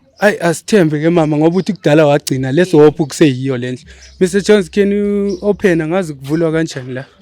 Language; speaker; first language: Zulu; non-native, local second language; Xhosa